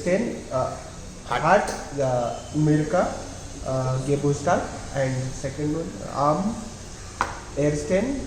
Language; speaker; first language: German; non-native, learner; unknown